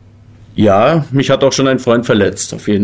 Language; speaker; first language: German; native; German